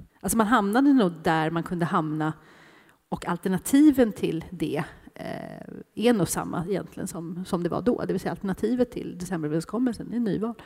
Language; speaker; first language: Swedish; native; Swedish